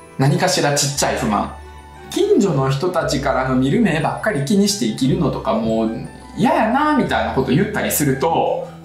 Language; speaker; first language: Japanese; early bilingual, other home language; Russian